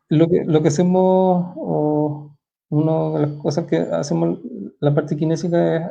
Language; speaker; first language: Spanish; native; Spanish